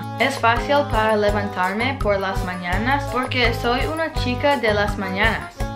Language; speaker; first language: Spanish; non-native, learner; English